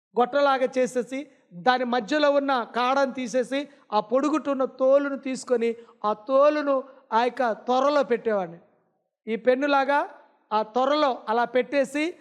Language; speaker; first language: Telugu; non-native, local second language; Lambadi